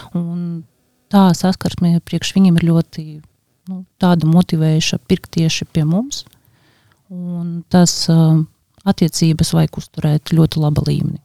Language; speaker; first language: Latvian; non-native, local second language; Russian